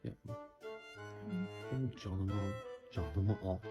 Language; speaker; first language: Turkish; native; Turkish